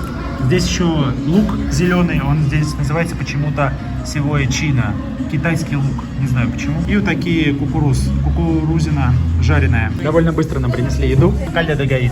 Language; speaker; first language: Russian; native; Russian